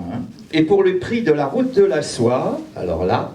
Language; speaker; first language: French; native; French